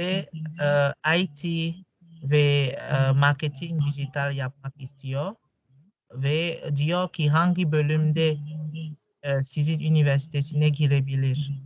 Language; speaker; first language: Turkish; non-native, fluent; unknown